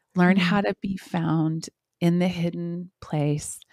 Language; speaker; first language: English; native; English